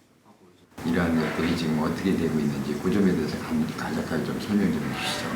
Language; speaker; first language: Korean; native; Korean